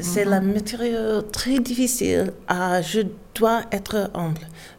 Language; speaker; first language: French; non-native, learner; English